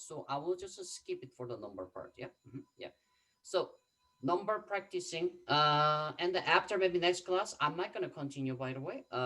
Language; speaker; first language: English; non-native, fluent; Korean